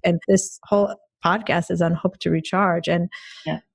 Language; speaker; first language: English; non-native, fluent; Hebrew